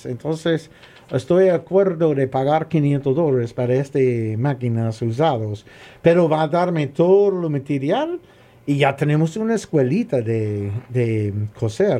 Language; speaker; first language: Spanish; non-native, learner; English